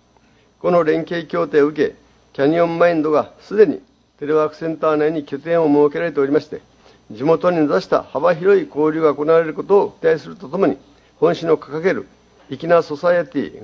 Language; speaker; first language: Japanese; native; Japanese